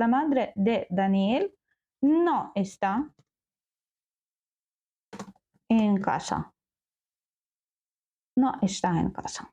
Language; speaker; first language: Spanish; non-native, learner; Ukrainian